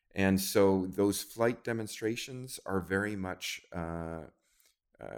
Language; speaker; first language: English; native; English